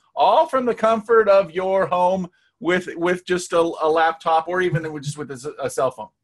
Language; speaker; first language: English; native; English